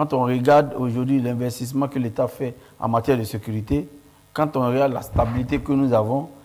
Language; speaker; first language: French; non-native, local second language; Mandingo